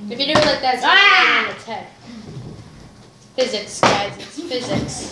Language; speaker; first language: English; native; English